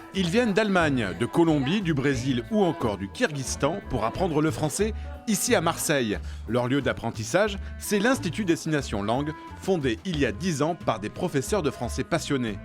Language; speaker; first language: French; native; French